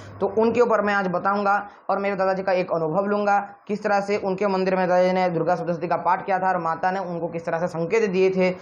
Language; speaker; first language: Hindi; non-native, local second language; Odia